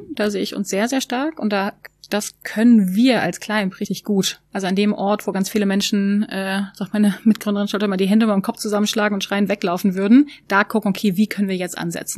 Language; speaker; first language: German; native; German